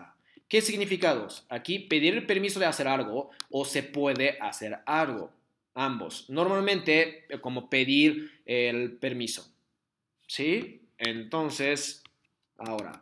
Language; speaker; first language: Spanish; non-native, fluent; Japanese